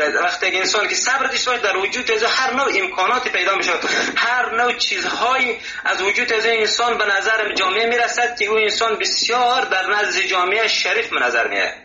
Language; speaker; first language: Persian; native; Persian